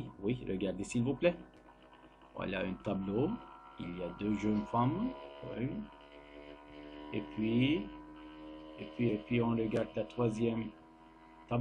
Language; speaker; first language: French; non-native, learner; Turkish